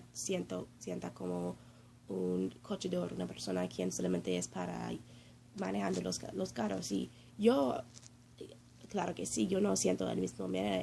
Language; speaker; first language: Spanish; non-native, learner; English